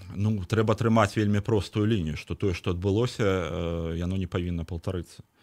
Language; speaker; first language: Belarusian; native; Belarusian